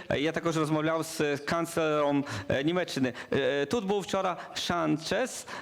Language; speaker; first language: Ukrainian; non-native, learner; Polish